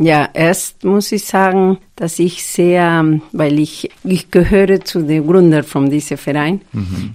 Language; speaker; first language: German; non-native, fluent; Spanish